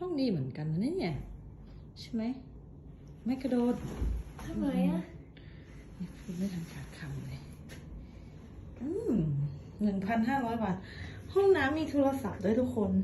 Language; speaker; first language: Thai; native; Thai